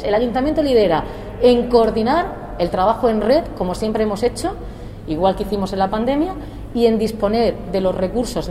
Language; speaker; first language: Spanish; native; Spanish